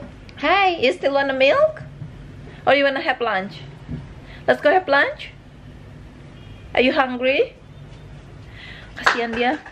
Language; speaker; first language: English; non-native, learner; Indonesian